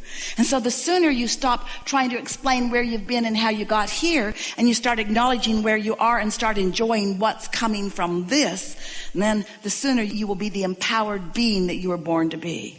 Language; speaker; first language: English; native; English